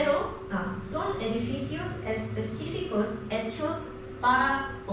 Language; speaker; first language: Spanish; non-native, learner; Korean